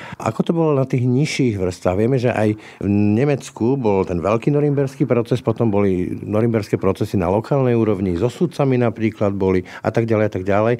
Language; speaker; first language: Slovak; native; Slovak